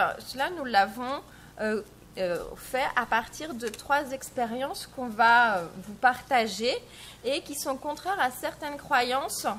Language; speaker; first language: French; native; French